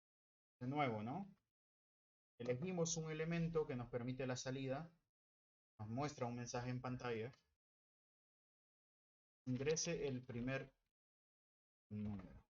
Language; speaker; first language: Spanish; native; Spanish